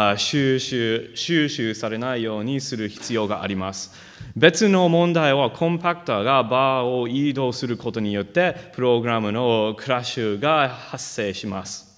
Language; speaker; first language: Japanese; non-native, fluent; English